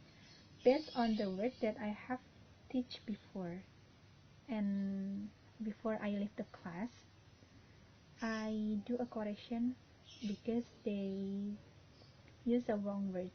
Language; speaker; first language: English; non-native, learner; Indonesian